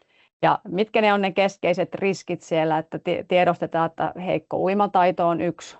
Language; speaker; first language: Finnish; native; Finnish